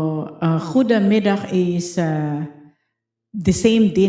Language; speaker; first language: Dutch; non-native, fluent; Filipino